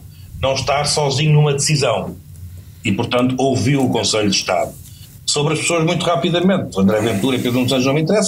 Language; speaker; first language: Portuguese; native; Portuguese